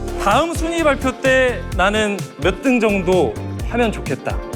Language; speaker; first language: Korean; native; Korean